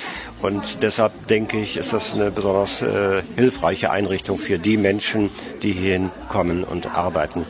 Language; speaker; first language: German; native; German